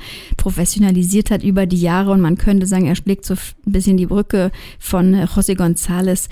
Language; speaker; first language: German; native; German